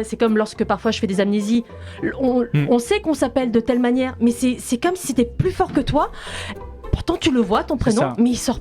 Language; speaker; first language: French; native; French